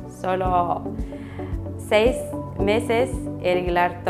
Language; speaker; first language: Spanish; non-native, learner; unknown